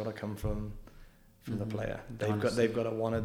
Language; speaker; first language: English; native; English